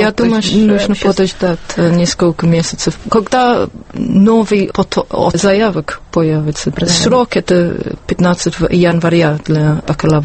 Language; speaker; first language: Russian; non-native, learner; English